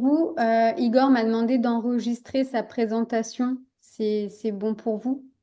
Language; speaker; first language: French; native; French